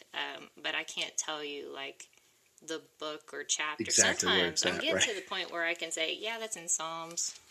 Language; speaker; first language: English; native; English